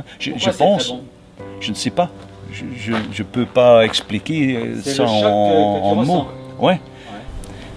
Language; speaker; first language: French; non-native, learner; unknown